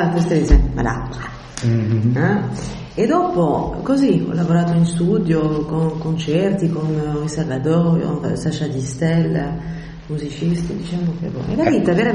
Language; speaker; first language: Italian; early bilingual, heritage; French